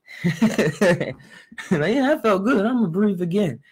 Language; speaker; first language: English; native; English